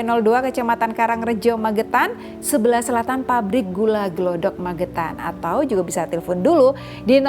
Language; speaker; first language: Indonesian; native; Indonesian